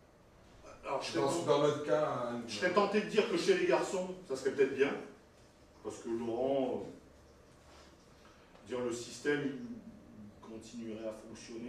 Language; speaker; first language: French; native; French